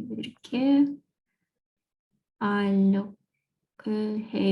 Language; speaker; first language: Korean; non-native, learner; Russian